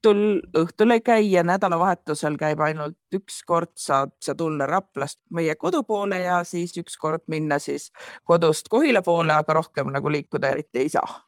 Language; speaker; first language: Estonian; native; Estonian